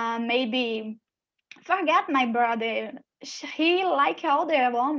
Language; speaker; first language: English; non-native, learner; Portuguese